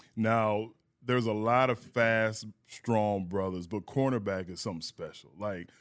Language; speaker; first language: English; native; English